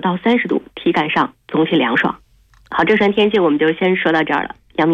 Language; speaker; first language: Chinese; native; Chinese